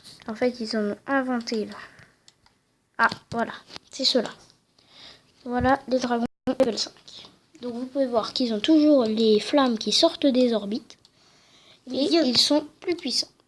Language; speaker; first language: French; native; French